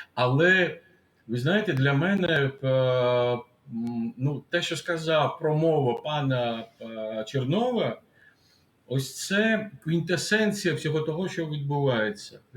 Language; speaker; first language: Ukrainian; non-native, fluent; Georgian